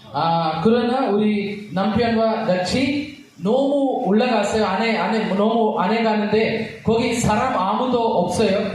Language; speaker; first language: Korean; non-native, learner; Telugu